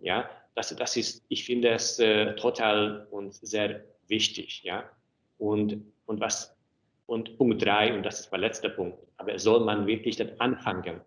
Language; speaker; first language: German; non-native, fluent; Hungarian